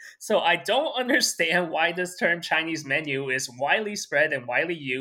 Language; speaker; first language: English; early bilingual, other home language; Chinese